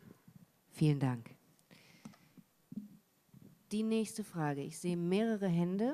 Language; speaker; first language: German; native; German